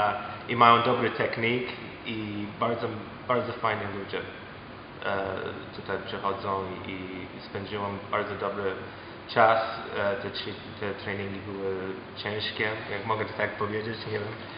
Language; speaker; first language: Polish; early bilingual, heritage; Polish